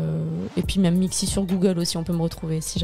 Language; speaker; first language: French; native; French